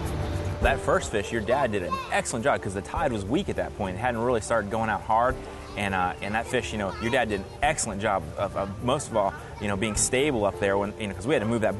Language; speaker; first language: English; native; English